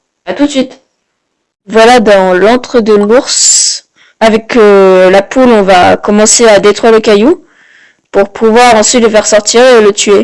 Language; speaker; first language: French; native; French